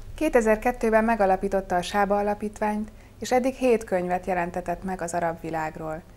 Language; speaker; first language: Hungarian; native; Hungarian